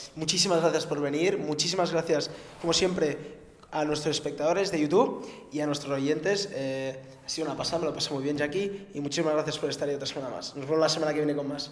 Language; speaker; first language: Spanish; native; Spanish